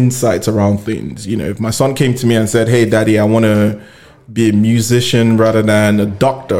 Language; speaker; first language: English; non-native, local second language; Yoruba